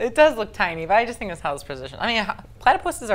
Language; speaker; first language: English; native; English